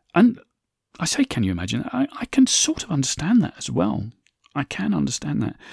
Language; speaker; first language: English; native; English